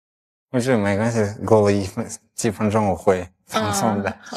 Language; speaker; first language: Chinese; non-native, fluent; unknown